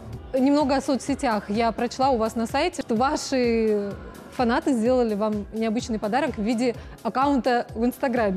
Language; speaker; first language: Russian; native; Russian